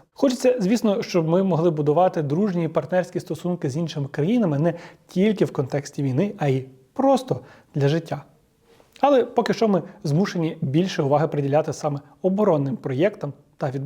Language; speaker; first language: Ukrainian; native; Ukrainian